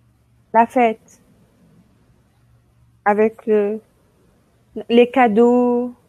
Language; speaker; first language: French; non-native, local second language; Arabic